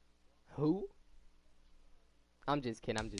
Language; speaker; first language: English; native; English